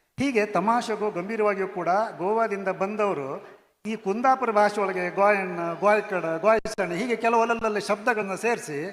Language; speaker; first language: Kannada; non-native, local second language; Konkani